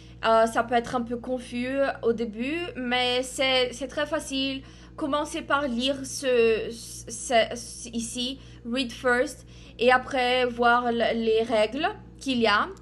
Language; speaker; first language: French; non-native, fluent; Portuguese